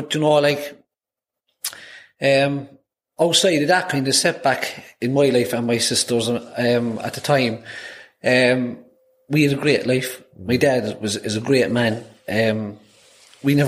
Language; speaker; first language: English; native; English